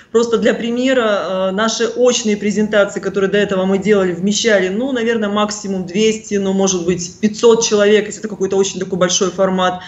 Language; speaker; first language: Russian; native; Russian